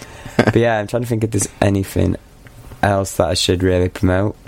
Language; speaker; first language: English; native; English